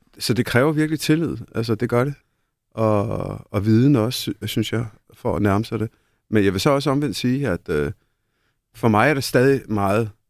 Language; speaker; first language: Danish; early bilingual, other home language; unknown